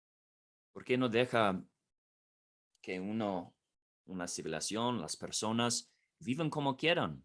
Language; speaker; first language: Spanish; non-native, fluent; English